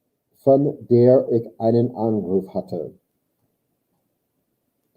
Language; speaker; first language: German; non-native, fluent; English